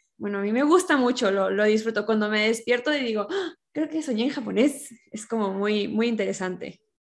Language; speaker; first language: Spanish; native; Spanish